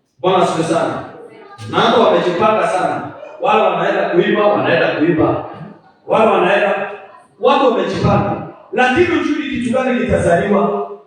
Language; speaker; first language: Swahili; non-native, local second language; Kikuyu